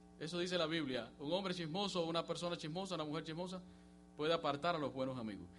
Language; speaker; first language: Spanish; native; Spanish